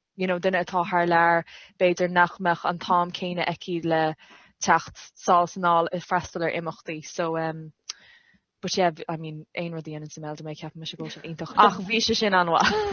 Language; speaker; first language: Irish; non-native, local second language; English